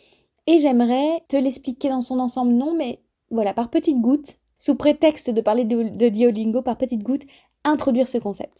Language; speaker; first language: French; native; French